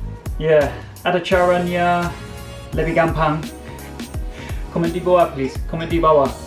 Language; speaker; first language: Indonesian; non-native, learner; English